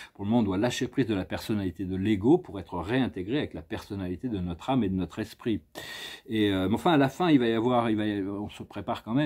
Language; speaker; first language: French; native; French